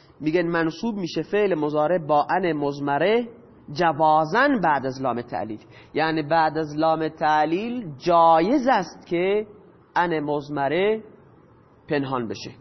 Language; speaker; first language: Persian; non-native, local second language; Baluchi